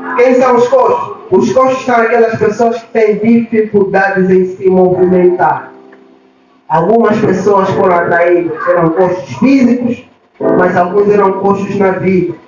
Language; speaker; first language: Portuguese; native; Portuguese